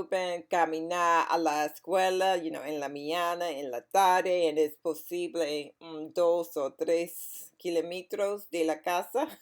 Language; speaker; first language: Spanish; non-native, learner; English